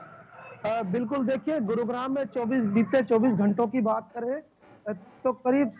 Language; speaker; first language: Hindi; native; Hindi